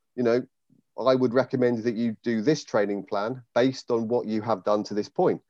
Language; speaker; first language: English; native; English